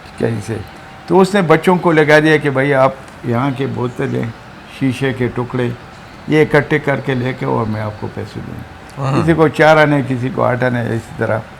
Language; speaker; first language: Urdu; non-native, local second language; Pashto